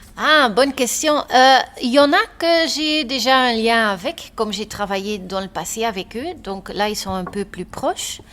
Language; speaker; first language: French; non-native, local second language; Dutch